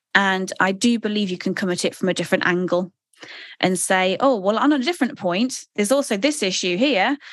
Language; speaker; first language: English; native; English